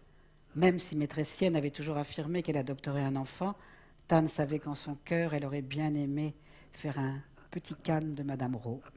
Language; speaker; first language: French; native; French